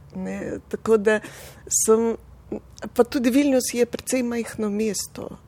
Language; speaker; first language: Slovenian; non-native, fluent; Russian